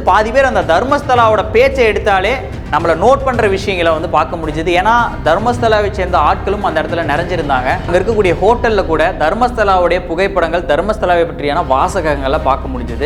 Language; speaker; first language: Tamil; native; Tamil